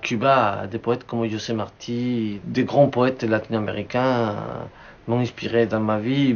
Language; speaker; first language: French; non-native, fluent; Spanish